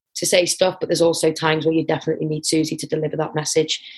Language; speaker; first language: English; native; English